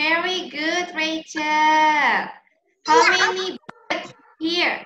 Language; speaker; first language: English; non-native, learner; Indonesian